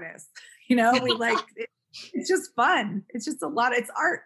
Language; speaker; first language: English; native; English